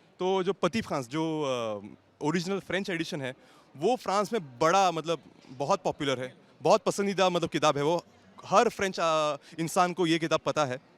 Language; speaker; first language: Hindi; non-native, local second language; Marathi